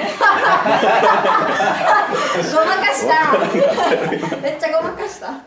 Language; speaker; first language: Japanese; native; Japanese